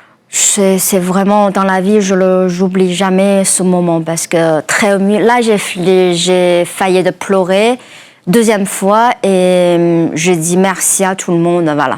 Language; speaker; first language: French; non-native, fluent; Chinese